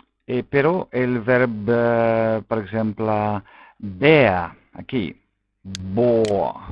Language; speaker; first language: Catalan; non-native, local second language; Spanish